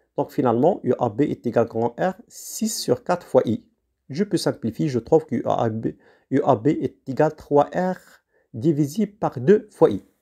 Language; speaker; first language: French; non-native, local second language; Arabic